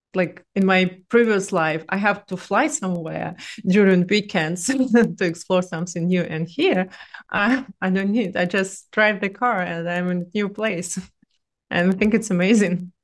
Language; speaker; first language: English; non-native, fluent; Russian